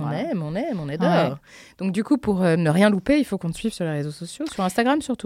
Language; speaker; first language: French; native; French